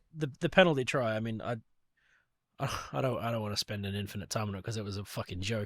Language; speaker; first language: English; native; English